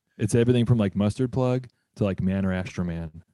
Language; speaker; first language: English; native; English